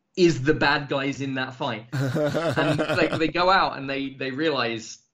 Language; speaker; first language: English; native; English